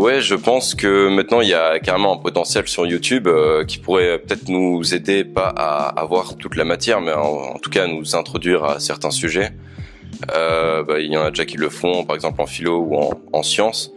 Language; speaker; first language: French; native; French